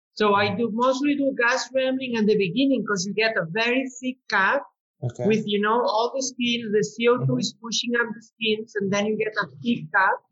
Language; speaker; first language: English; non-native, fluent; Spanish